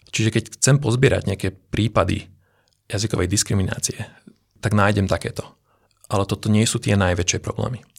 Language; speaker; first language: Slovak; non-native, local second language; Hungarian